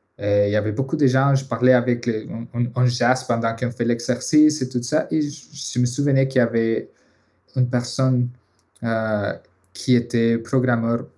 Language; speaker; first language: French; non-native, fluent; Spanish